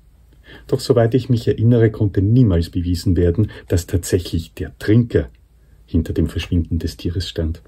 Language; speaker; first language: German; native; German